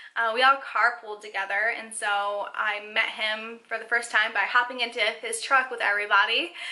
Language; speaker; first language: English; native; English